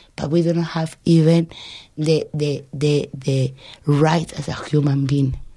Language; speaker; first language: English; non-native, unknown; Spanish